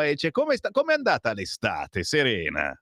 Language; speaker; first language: Italian; native; Italian